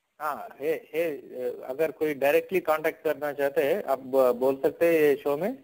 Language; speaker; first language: Hindi; non-native, local second language; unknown